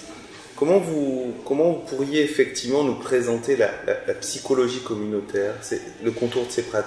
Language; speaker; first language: French; native; French